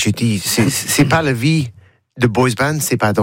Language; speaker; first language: French; non-native, learner; English